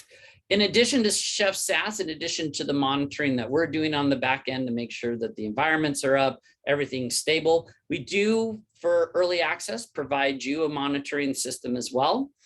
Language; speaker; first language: English; native; English